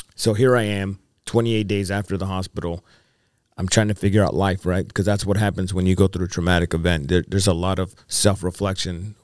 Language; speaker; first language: English; native; English